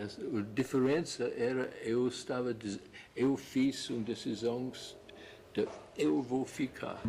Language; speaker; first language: Portuguese; non-native, fluent; English